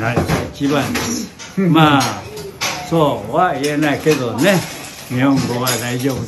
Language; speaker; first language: Japanese; non-native, local second language; Chinese